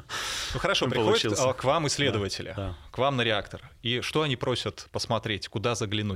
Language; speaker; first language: Russian; native; Russian